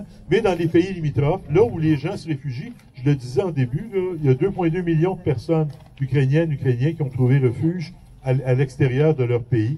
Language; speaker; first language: French; native; French